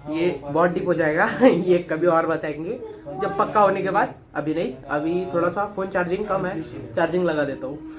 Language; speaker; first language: Hindi; non-native, local second language; Marathi